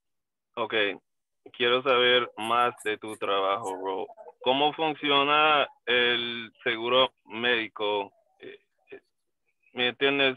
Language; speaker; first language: Spanish; non-native, learner; English